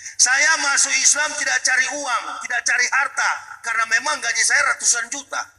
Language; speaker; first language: Indonesian; native; Indonesian